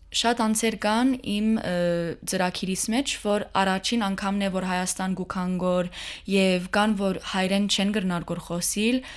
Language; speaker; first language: Armenian; early bilingual, heritage; Armenian